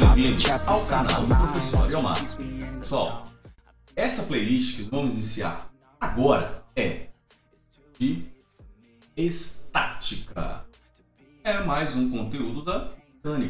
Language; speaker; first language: Portuguese; native; Portuguese